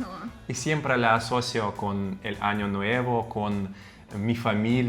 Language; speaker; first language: Spanish; non-native, fluent; Russian